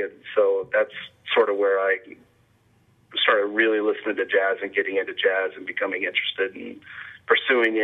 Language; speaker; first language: English; native; English